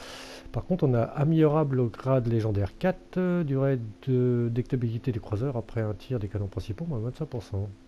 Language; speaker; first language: French; native; French